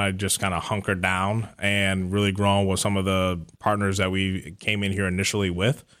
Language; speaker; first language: English; native; English